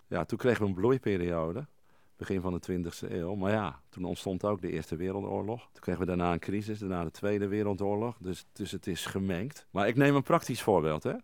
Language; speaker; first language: Dutch; native; Dutch